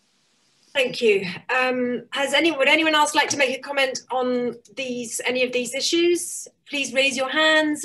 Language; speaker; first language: English; native; English